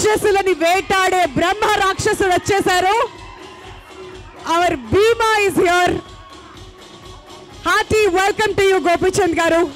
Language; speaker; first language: Telugu; native; Telugu